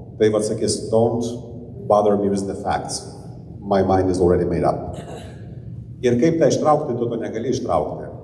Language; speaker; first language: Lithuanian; non-native, local second language; Polish